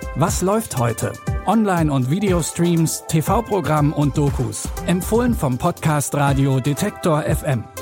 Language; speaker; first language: German; native; German